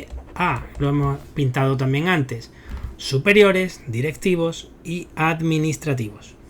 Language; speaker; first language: Spanish; native; Spanish